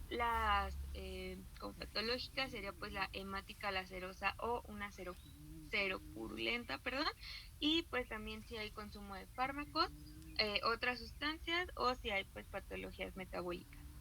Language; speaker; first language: Spanish; native; Spanish